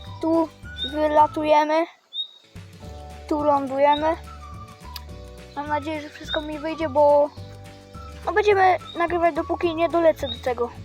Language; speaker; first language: Polish; native; Polish